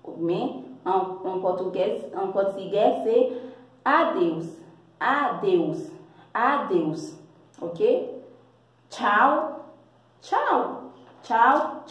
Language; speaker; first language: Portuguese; non-native, learner; Haitian Creole